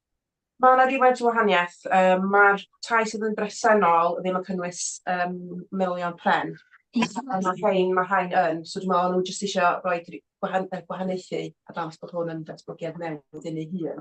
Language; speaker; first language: Welsh; native; Welsh